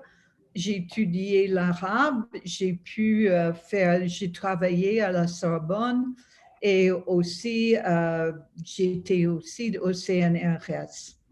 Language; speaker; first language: French; non-native, fluent; English